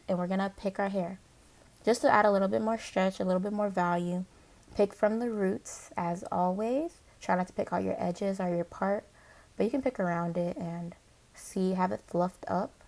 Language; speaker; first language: English; native; English